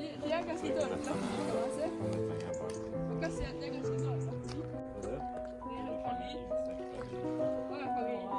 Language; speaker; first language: Norwegian; native; Norwegian